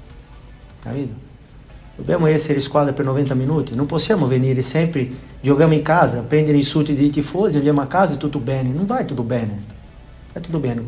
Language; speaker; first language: Italian; non-native, fluent; Portuguese